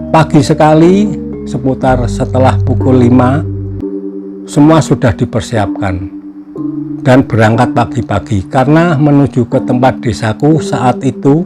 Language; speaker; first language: Indonesian; native; Indonesian